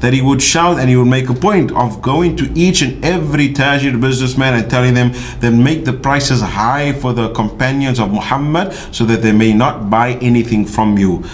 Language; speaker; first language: English; native; English